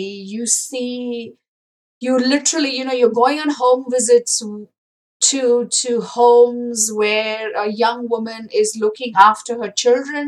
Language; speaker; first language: English; non-native, local second language; Marathi